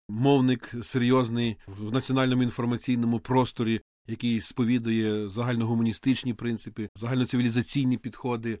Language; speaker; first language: Ukrainian; native; Ukrainian